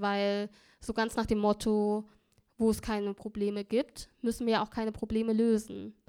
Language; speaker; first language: German; early bilingual, other home language; Vietnamese